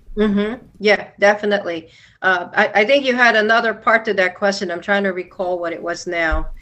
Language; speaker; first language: English; non-native, local second language; Filipino